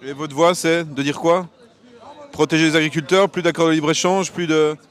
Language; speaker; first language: French; native; French